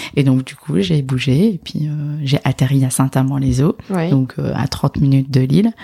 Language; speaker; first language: French; non-native, local second language; Arabic